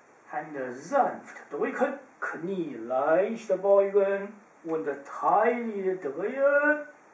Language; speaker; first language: German; non-native, fluent; Chinese